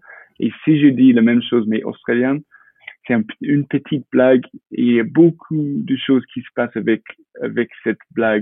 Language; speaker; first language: French; non-native, fluent; English